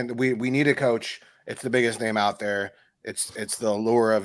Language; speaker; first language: English; native; English